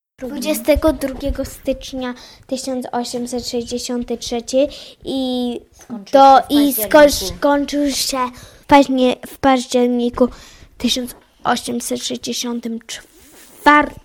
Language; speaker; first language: Polish; early bilingual, heritage; Polish